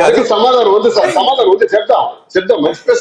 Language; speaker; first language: Telugu; native; Telugu